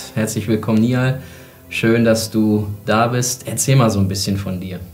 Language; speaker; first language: German; native; German